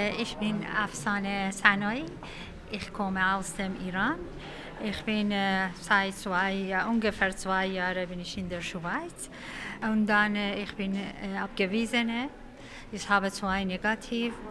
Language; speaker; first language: German; non-native, learner; Persian